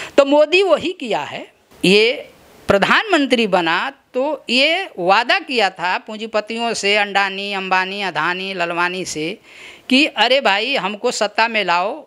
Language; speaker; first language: Hindi; native; Hindi